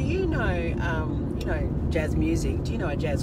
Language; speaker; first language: English; native; English